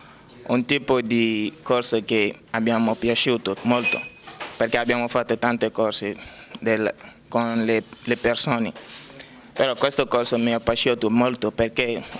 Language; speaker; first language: Italian; non-native, learner; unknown